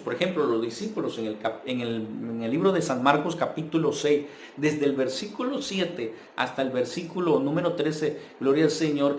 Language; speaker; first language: Spanish; native; Spanish